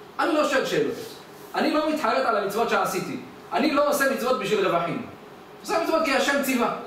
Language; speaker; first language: Hebrew; native; Hebrew